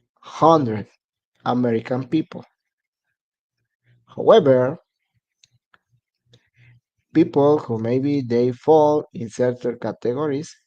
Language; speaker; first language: English; non-native, learner; Spanish